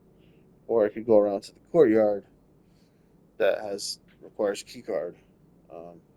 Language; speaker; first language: English; native; English